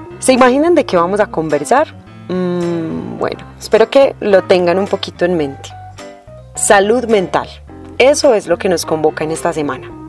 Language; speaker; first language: Spanish; native; Spanish